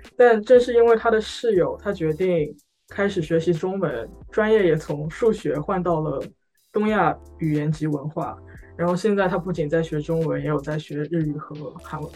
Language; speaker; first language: Chinese; early bilingual, heritage; Chinese